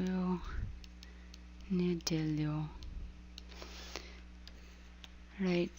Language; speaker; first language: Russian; non-native, fluent; English